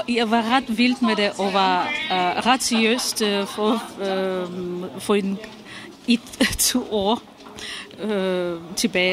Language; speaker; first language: Danish; non-native, fluent; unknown